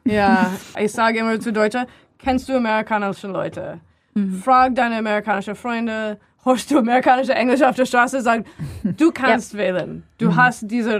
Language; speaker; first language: German; non-native, learner; English